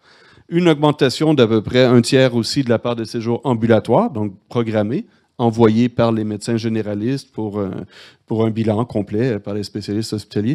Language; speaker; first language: French; native; French